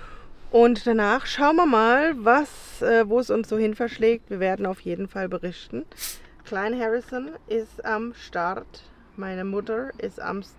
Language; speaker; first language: German; native; German